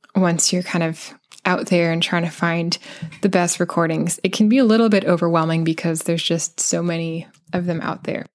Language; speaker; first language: English; native; English